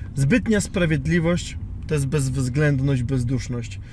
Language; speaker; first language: Polish; native; Polish